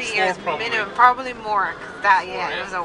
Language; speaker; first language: English; native; English